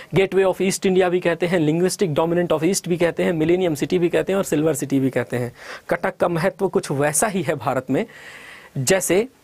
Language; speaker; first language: Hindi; native; Hindi